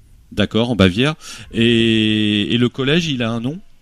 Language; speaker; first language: French; native; French